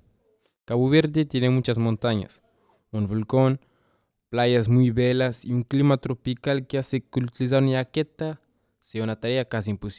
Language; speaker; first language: Spanish; non-native, learner; French